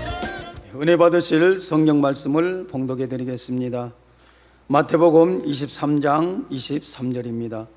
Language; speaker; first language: Korean; native; Korean